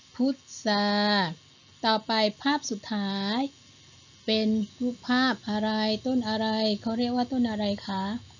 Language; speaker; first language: Thai; non-native, local second language; Malay